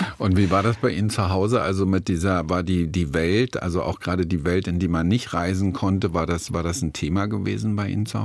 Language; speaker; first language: German; native; German